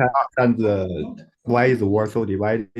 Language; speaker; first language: English; non-native, learner; Chinese